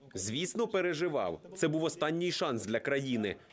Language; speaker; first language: Ukrainian; non-native, fluent; Arabic